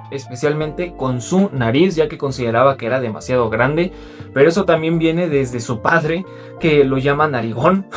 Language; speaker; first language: Spanish; native; Spanish